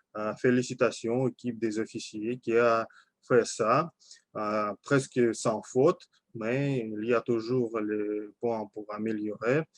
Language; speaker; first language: French; non-native, learner; Russian